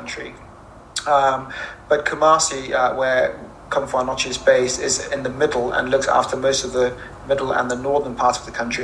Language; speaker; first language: English; non-native, local second language; Akan